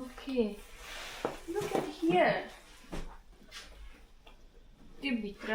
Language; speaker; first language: English; non-native, learner; Nepali